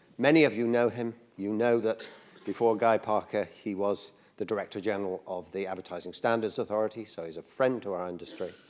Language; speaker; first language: English; native; English